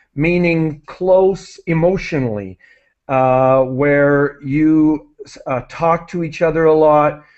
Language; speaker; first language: English; native; English